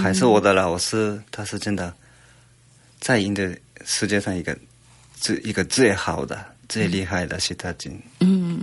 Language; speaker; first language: Chinese; non-native, fluent; Japanese